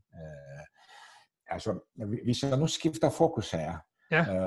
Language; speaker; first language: Danish; non-native, fluent; Turkish